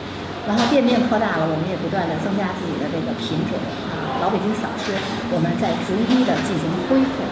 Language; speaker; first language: Chinese; native; Chinese